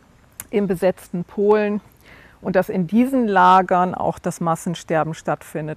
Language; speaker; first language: German; native; German